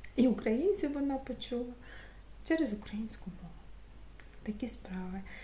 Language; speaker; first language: Ukrainian; non-native, local second language; Russian